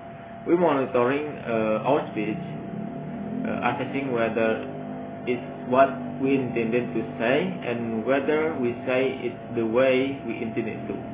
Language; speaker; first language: English; non-native, learner; Indonesian